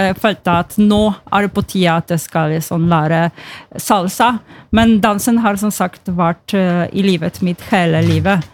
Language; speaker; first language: Norwegian; non-native, fluent; Polish